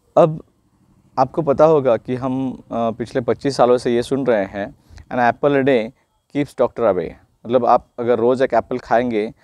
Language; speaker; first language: Hindi; non-native, local second language; Marathi